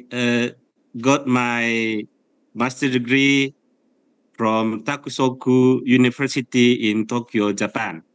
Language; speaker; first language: English; non-native, fluent; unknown